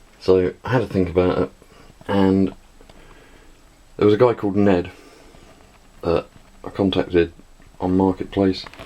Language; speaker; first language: English; native; English